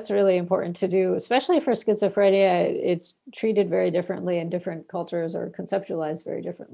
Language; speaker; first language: English; non-native, local second language; Bangla